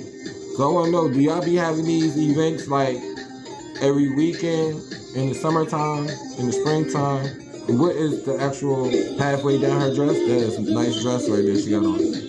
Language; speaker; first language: English; native; English